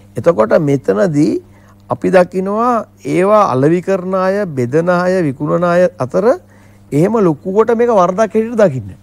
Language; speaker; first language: Sinhala; native; Sinhala